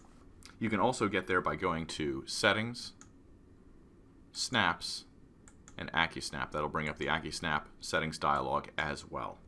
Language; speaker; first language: English; native; English